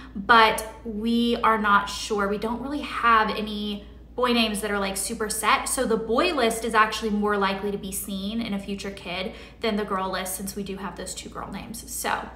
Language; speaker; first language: English; native; English